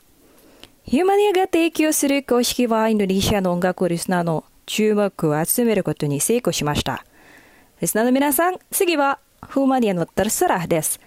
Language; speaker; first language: Japanese; non-native, fluent; Indonesian